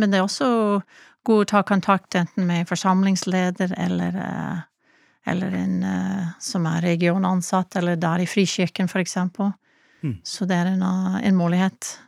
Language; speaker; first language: Norwegian; non-native, fluent; English